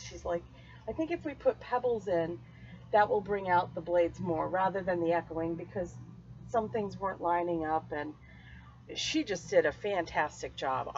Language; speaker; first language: English; native; English